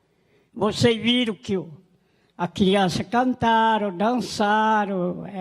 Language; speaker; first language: Portuguese; non-native, local second language; Guarani